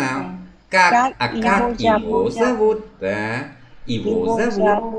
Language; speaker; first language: Russian; non-native, fluent; Vietnamese